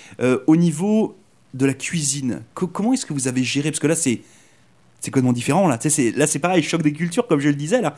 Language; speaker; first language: French; native; French